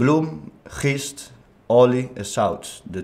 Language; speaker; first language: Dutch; non-native, learner; Italian